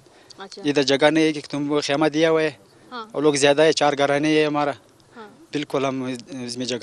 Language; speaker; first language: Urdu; non-native, local second language; Pashto